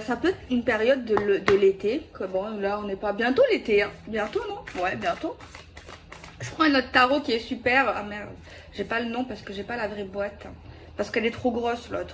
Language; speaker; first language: French; native; French